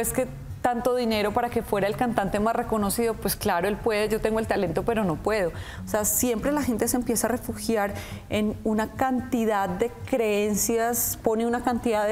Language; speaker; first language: Spanish; native; Spanish